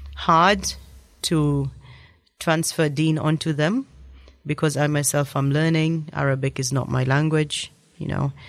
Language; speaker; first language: English; native; English